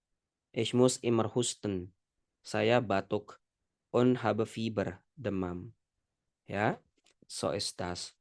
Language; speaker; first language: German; non-native, fluent; Indonesian